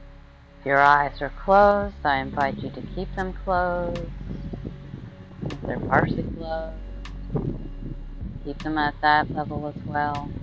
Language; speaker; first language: English; native; English